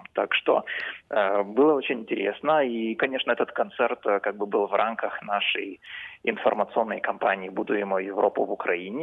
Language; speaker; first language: Russian; non-native, fluent; Lithuanian